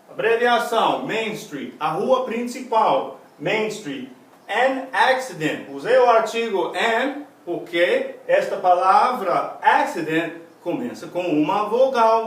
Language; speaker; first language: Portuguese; non-native, fluent; English